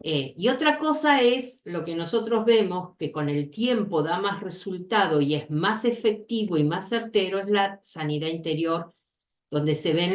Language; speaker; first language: Spanish; native; Spanish